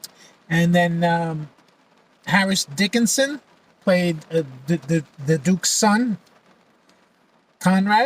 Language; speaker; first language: English; native; English